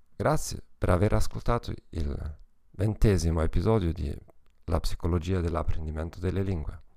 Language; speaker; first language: Italian; non-native, learner; German